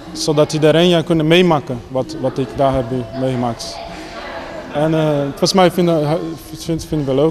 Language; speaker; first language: Dutch; non-native, fluent; Portuguese